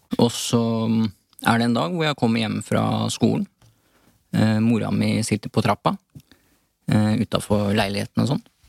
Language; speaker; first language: Norwegian; early bilingual, other home language; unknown